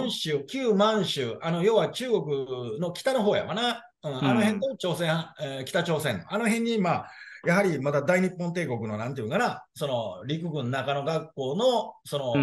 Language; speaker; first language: Japanese; native; Japanese